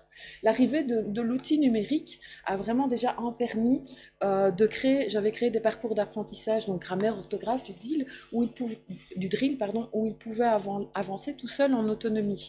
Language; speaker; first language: French; native; French